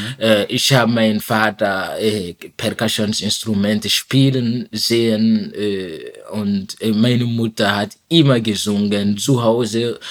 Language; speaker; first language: German; non-native, fluent; Mossi